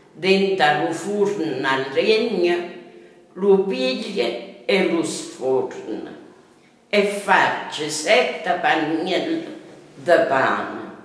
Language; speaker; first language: Italian; native; Italian